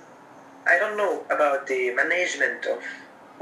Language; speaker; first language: English; non-native, local second language; Japanese